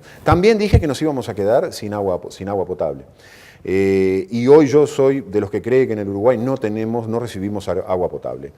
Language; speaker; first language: Spanish; native; Spanish